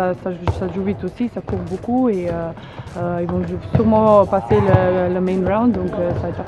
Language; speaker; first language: French; non-native, fluent; Slovenian